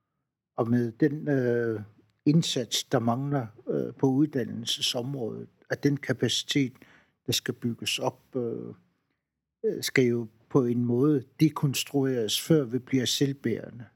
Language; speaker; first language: Danish; non-native, local second language; Kalaallisut